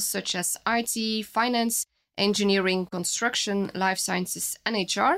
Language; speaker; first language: English; non-native, fluent; Dutch